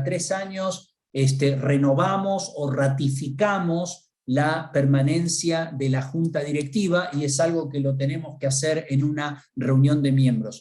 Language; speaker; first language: Spanish; native; Spanish